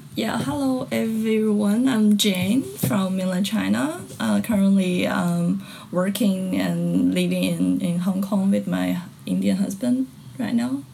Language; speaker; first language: English; non-native, fluent; Chinese